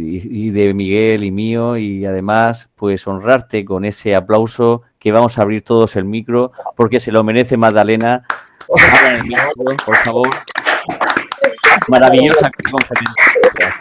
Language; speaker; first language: Spanish; native; Spanish